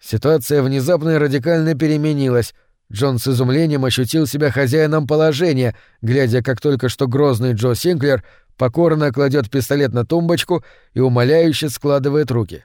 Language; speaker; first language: Russian; native; Russian